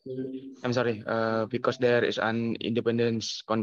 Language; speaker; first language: English; non-native, learner; Indonesian